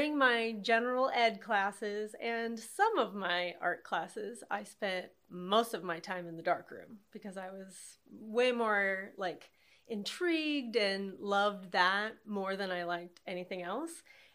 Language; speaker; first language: English; native; English